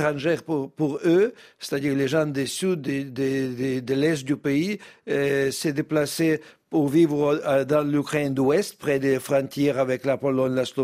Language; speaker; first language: French; non-native, fluent; Russian